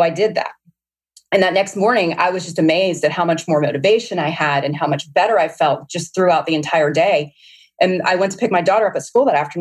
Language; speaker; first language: English; native; English